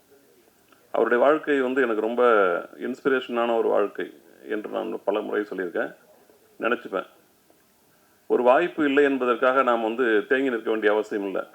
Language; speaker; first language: Tamil; native; Tamil